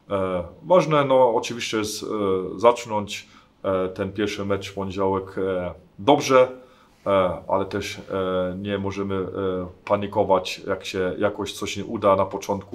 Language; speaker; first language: Polish; early bilingual, heritage; German